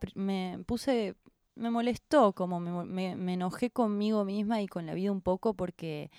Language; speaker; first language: Spanish; native; Spanish